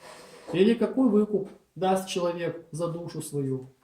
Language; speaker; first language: Russian; native; Russian